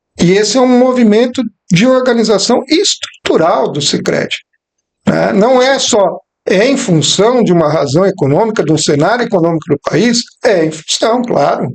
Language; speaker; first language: Portuguese; native; Portuguese